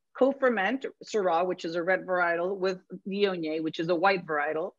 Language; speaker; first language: English; non-native, fluent; Spanish